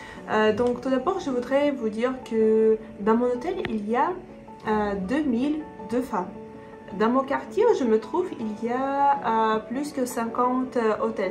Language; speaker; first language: French; non-native, fluent; Russian